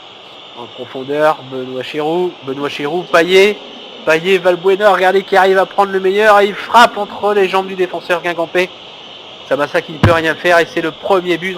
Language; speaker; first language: French; native; French